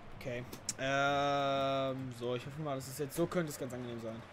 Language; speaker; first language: German; native; German